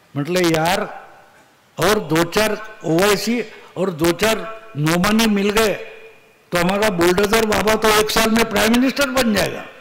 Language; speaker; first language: Hindi; non-native, local second language; Marathi